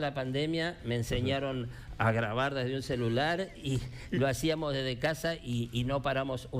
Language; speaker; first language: Spanish; native; Spanish